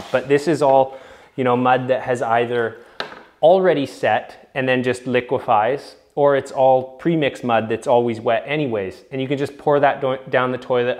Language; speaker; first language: English; native; English